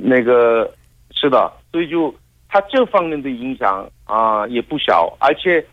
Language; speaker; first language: Chinese; non-native, fluent; Korean